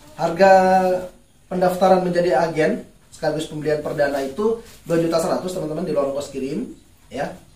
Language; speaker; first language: Indonesian; native; Indonesian